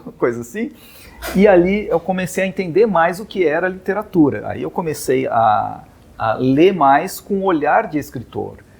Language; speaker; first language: Portuguese; native; Portuguese